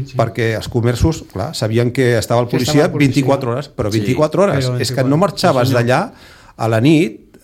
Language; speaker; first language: Catalan; native; Catalan